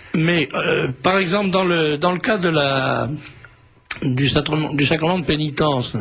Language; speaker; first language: French; native; French